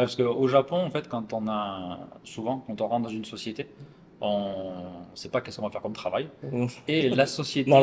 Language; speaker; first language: French; native; French